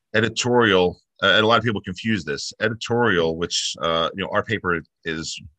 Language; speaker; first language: English; native; English